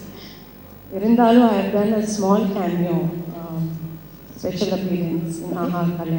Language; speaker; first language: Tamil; non-native, fluent; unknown